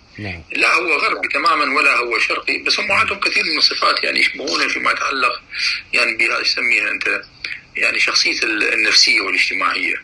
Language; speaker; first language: Arabic; native; Arabic